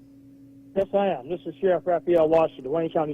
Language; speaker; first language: English; native; English